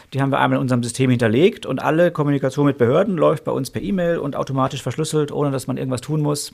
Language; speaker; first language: German; native; German